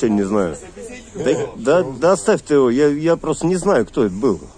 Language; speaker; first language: Russian; native; Russian